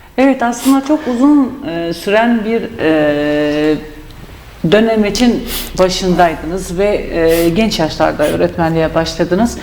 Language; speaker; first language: Turkish; native; Turkish